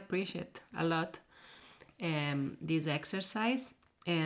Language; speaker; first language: English; non-native, learner; Spanish